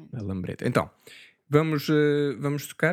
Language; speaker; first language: Portuguese; native; Portuguese